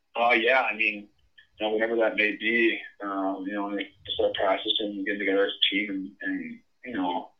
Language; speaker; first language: English; native; English